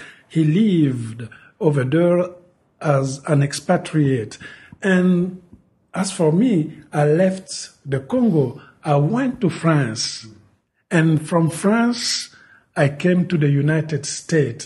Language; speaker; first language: English; non-native, fluent; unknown